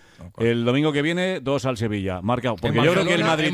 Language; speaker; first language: Spanish; native; Spanish